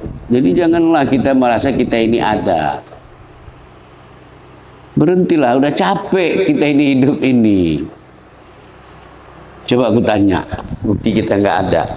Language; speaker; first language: Indonesian; native; Indonesian